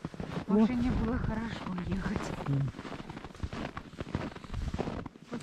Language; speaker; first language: Russian; native; Russian